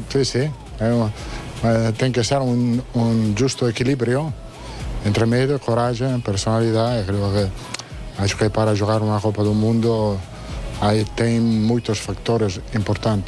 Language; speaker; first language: Portuguese; non-native, fluent; Italian